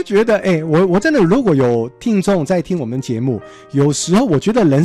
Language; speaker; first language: Chinese; non-native, local second language; Cantonese